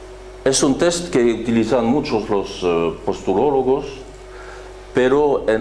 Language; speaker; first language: Spanish; non-native, fluent; French